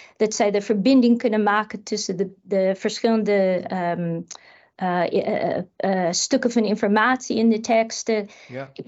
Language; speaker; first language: Dutch; non-native, fluent; English